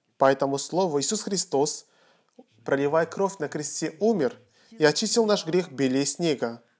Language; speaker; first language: Russian; non-native, fluent; Korean